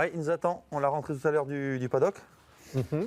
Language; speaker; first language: French; native; French